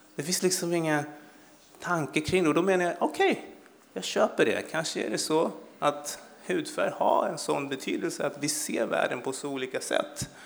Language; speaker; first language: Swedish; early bilingual, other home language; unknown